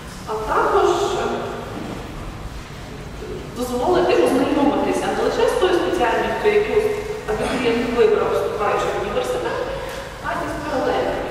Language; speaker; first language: Ukrainian; native; Ukrainian